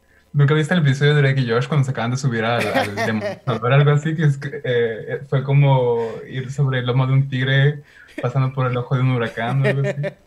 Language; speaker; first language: Spanish; native; Spanish